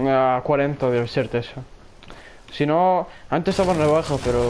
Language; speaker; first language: Spanish; non-native, learner; English